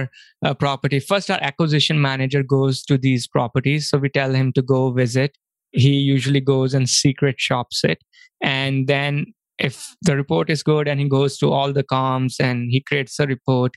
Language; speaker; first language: English; non-native, local second language; Hindi